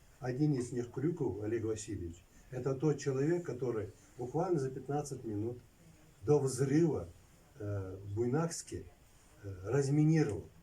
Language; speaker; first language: Russian; non-native, local second language; Lezghian